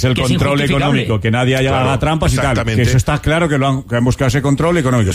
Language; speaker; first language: Spanish; native; Spanish